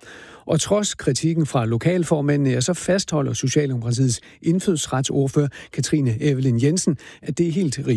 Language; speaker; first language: Danish; native; Danish